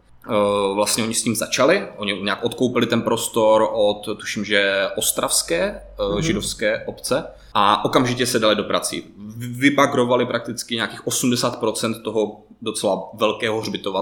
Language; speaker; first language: Czech; native; Czech